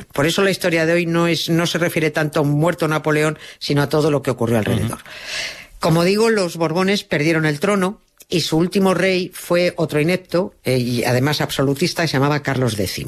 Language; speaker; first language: Spanish; native; Spanish